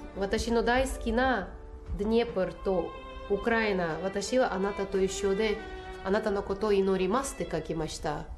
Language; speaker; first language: Japanese; non-native, fluent; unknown